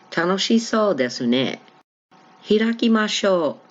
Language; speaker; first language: Japanese; non-native, learner; English